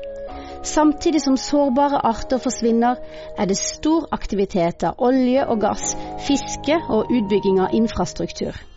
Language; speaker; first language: Norwegian; native; Norwegian